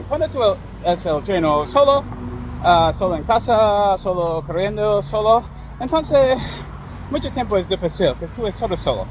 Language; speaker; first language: Spanish; non-native, learner; English